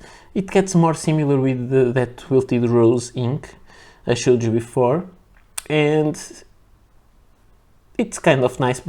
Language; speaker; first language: English; non-native, fluent; Portuguese